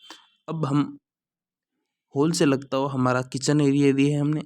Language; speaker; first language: Hindi; native; Hindi